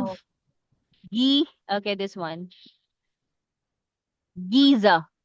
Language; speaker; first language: English; non-native, local second language; Cebuano